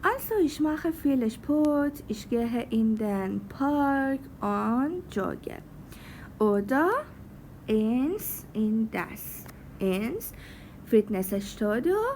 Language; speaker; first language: German; non-native, fluent; Persian